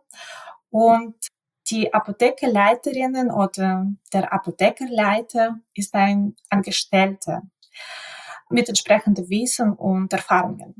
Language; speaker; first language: German; non-native, fluent; Ukrainian